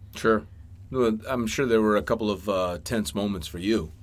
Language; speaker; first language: English; native; English